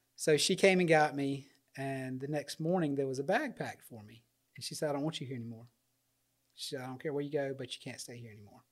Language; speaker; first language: English; native; English